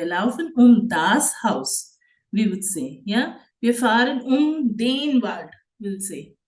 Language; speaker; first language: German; non-native, fluent; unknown